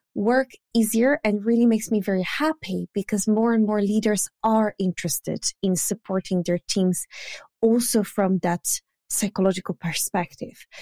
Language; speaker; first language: English; non-native, fluent; Polish